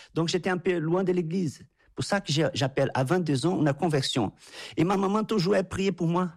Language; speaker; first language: French; non-native, fluent; Portuguese